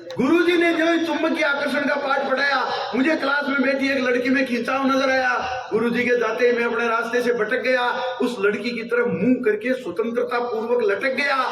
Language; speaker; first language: Hindi; native; Hindi